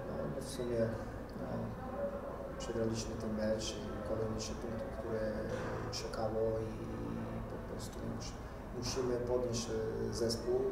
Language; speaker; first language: Polish; non-native, fluent; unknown